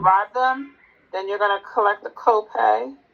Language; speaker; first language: English; native; English